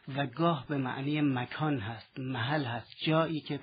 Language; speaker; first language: Persian; native; Persian